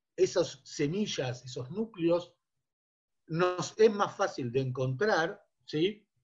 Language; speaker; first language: Spanish; native; Spanish